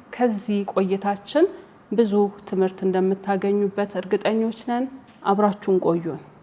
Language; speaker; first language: Amharic; native; Amharic